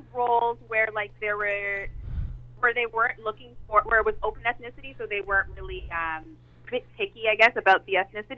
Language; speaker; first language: English; native; English